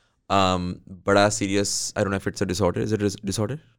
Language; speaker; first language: English; non-native, local second language; Urdu